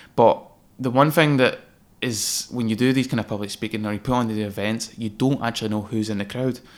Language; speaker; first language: English; native; English